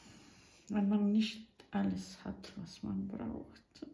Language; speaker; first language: German; non-native, fluent; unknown